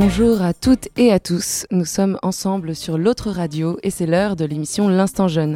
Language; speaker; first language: French; native; French